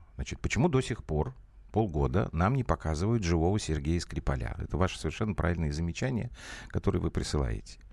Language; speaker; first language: Russian; native; Russian